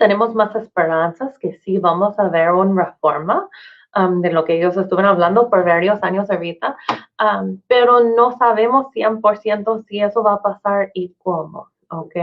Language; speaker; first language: Spanish; non-native, fluent; English